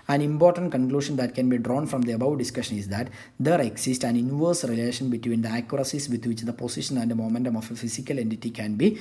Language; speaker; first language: English; non-native, local second language; Malayalam